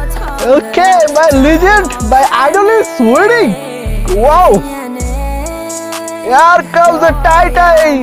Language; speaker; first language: English; non-native, learner; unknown